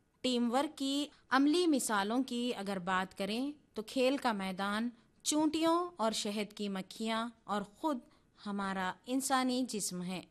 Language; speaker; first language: Urdu; native; Urdu